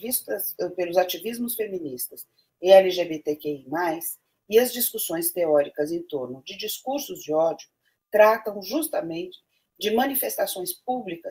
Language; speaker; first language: Portuguese; native; Portuguese